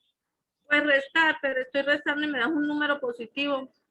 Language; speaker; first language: Spanish; native; Spanish